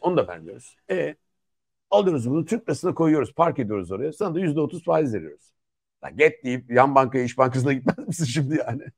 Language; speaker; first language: Turkish; native; Turkish